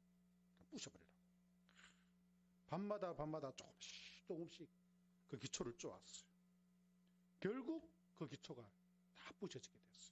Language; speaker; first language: Korean; native; Korean